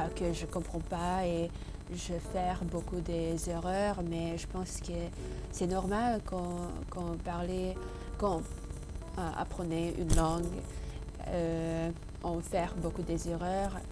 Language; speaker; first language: French; non-native, learner; Indonesian